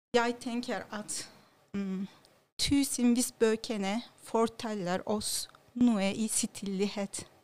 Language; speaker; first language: Norwegian; non-native, learner; Turkish